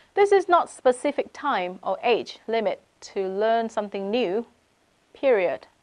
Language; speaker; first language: English; non-native, fluent; Vietnamese